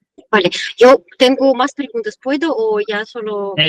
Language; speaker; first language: Spanish; non-native, learner; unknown